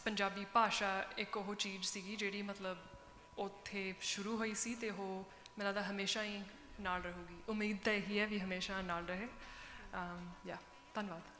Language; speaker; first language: Punjabi; early bilingual, heritage; Punjabi